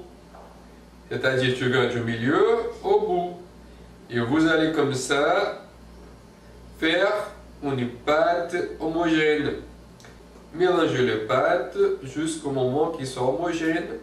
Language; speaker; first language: French; non-native, fluent; Portuguese